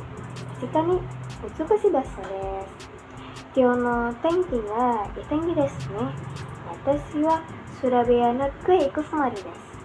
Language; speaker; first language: Japanese; non-native, learner; Indonesian